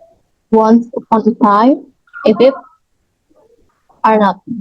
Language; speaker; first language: English; non-native, learner; Indonesian